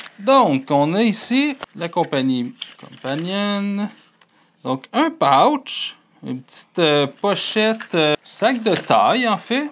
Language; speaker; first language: French; native; French